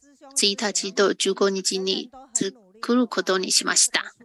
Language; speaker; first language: Japanese; non-native, fluent; Chinese